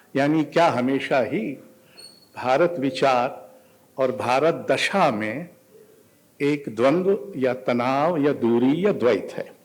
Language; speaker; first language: Hindi; native; Hindi